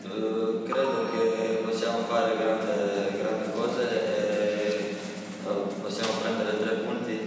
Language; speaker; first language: Italian; non-native, learner; Croatian